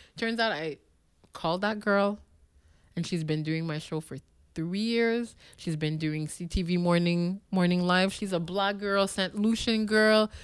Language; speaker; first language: English; non-native, local second language; French